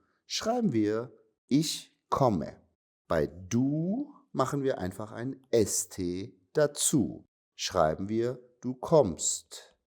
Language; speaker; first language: German; non-native, fluent; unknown